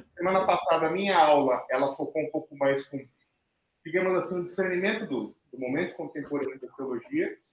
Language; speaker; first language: Portuguese; native; Portuguese